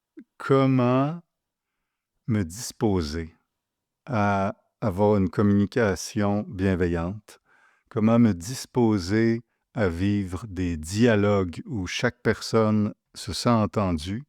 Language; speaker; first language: French; native; French